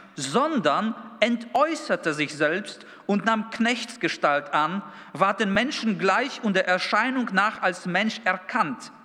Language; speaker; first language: German; early bilingual, other home language; Russian